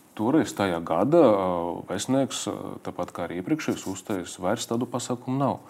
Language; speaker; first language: Latvian; non-native, local second language; Russian